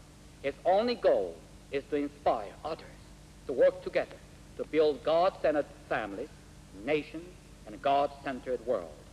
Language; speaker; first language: English; non-native, local second language; Korean